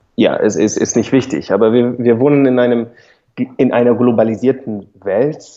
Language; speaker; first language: German; non-native, fluent; English